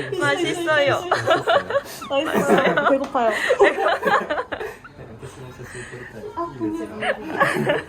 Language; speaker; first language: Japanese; non-native, fluent; Korean